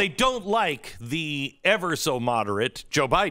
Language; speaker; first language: English; native; English